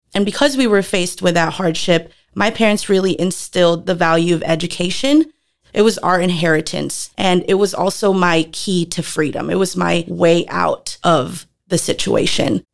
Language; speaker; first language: English; early bilingual, other home language; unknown